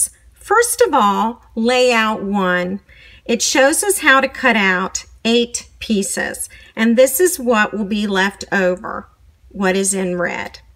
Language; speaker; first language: English; native; English